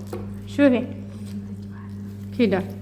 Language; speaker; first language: Arabic; non-native, learner; Amharic